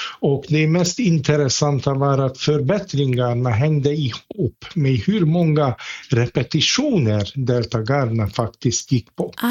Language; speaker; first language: Swedish; non-native, fluent; Hungarian